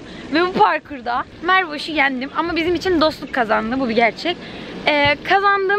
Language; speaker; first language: Turkish; native; Turkish